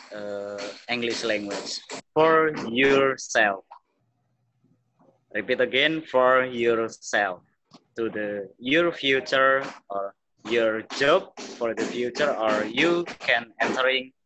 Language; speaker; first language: English; non-native, learner; Indonesian